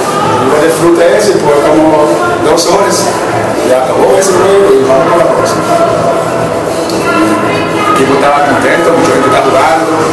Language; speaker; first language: Spanish; non-native, learner; English